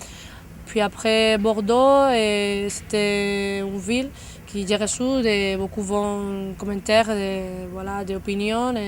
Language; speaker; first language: French; non-native, fluent; Spanish